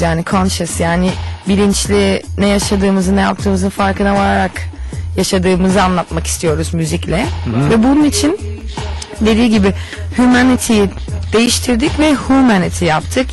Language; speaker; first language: Turkish; native; Turkish